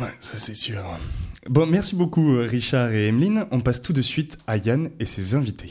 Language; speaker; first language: French; native; French